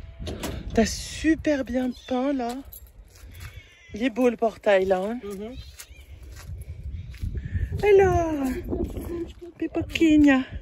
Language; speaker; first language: French; native; French